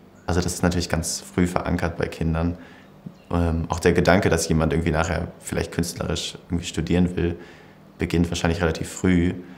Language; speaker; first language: German; native; German